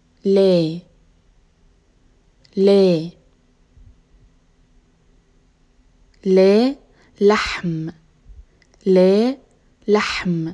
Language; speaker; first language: Arabic; native; Arabic